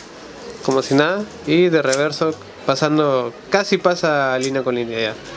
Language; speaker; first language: Spanish; native; Spanish